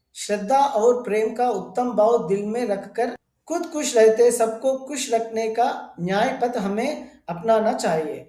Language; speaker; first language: Hindi; non-native, local second language; Telugu